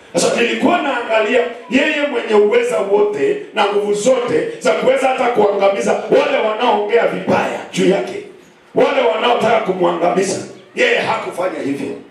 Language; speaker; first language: Swahili; non-native, local second language; Kamba